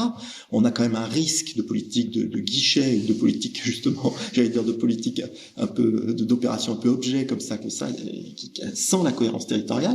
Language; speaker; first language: French; native; French